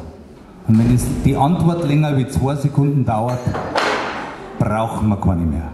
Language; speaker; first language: German; native; German